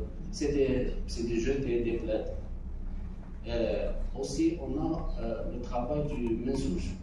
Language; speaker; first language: French; non-native, local second language; Arabic